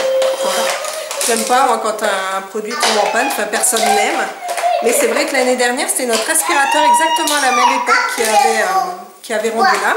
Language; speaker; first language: French; native; French